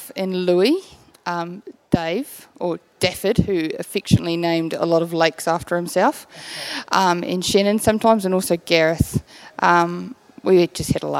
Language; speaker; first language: English; native; English